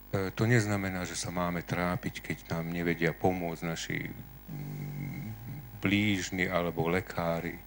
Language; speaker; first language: Slovak; non-native, local second language; Hungarian